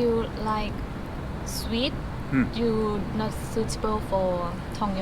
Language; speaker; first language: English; non-native, learner; Thai